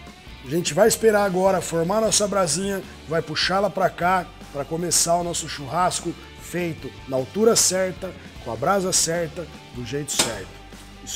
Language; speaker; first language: Portuguese; native; Portuguese